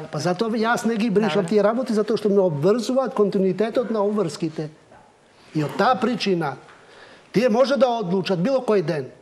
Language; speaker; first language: Macedonian; non-native, local second language; Albanian